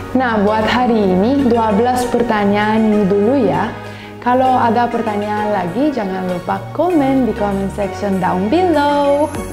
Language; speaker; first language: Indonesian; non-native, learner; Romanian